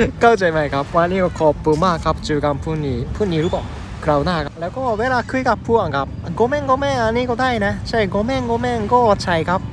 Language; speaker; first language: Thai; non-native, learner; Japanese